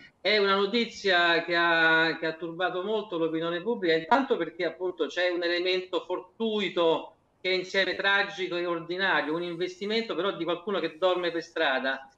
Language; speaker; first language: Italian; native; Italian